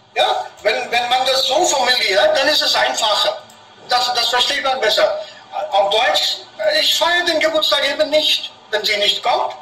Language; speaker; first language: German; non-native, fluent; Hindi